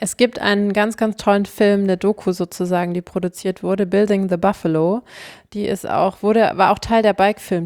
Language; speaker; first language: German; native; German